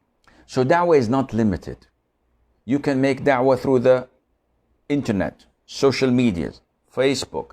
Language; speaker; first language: English; non-native, fluent; Arabic